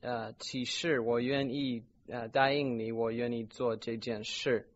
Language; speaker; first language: Chinese; non-native, fluent; English